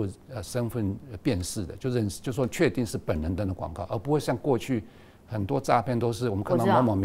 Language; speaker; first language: Chinese; native; Chinese